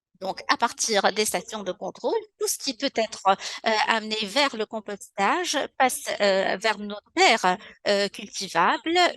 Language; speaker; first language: French; non-native, local second language; Arabic